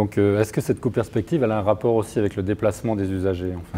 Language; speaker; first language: French; native; French